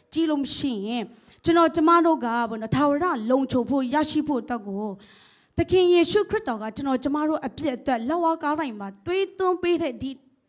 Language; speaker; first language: Burmese; non-native, local second language; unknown